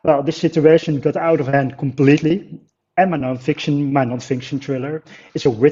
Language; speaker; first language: English; non-native, fluent; Dutch